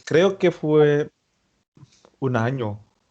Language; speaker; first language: Spanish; non-native, fluent; Indonesian